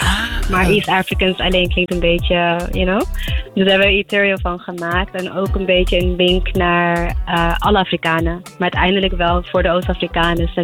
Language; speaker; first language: Dutch; early bilingual, other home language; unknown